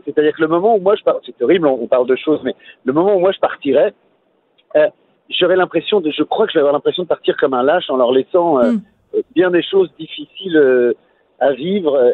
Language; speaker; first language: French; native; French